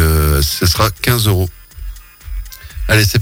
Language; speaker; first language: French; native; French